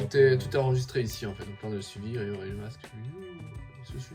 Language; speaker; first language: French; native; French